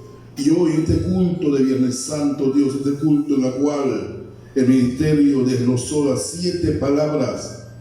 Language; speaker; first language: Spanish; native; Spanish